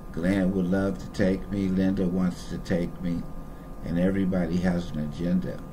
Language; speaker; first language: English; native; English